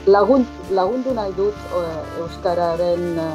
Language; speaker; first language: Basque; non-native, fluent; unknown